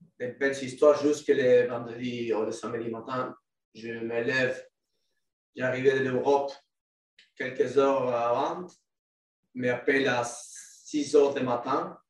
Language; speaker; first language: French; non-native, learner; Spanish